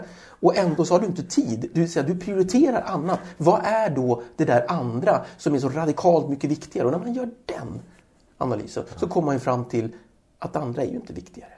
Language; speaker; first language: Swedish; native; Swedish